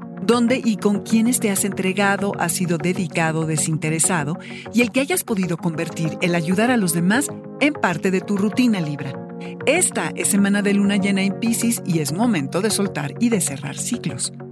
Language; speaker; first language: Spanish; native; Spanish